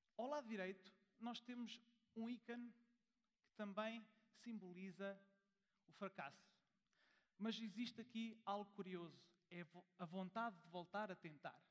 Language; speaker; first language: Portuguese; early bilingual, heritage; German